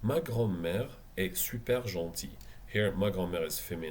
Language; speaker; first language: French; non-native, fluent; Arabic